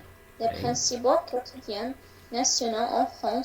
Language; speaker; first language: French; non-native, learner; Arabic